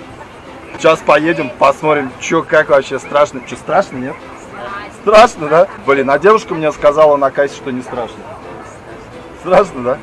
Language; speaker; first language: Russian; native; Russian